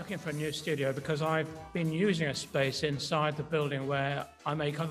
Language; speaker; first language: English; native; English